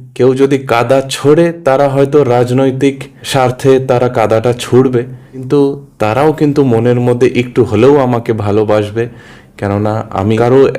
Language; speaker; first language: Bangla; early bilingual, heritage; Bangla